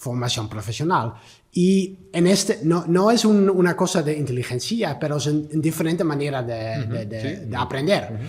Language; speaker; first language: Spanish; non-native, learner; Dutch